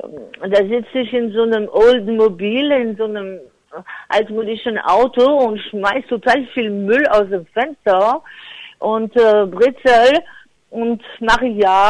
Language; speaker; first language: German; non-native, fluent; French